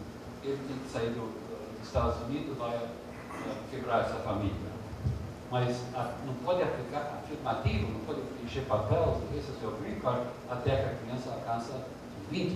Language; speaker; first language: Portuguese; early bilingual, heritage; Portuguese